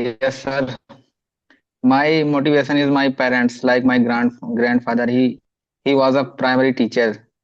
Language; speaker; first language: English; non-native, learner; Hindi